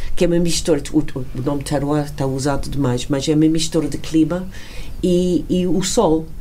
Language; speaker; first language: Portuguese; non-native, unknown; English